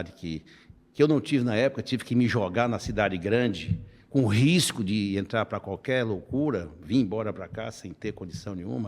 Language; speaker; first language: Portuguese; native; Portuguese